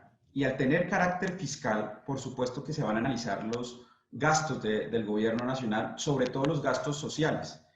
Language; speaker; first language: Spanish; native; Spanish